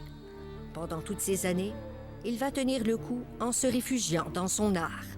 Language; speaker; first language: French; native; French